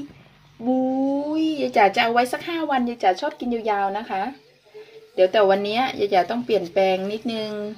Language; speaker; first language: Thai; native; Thai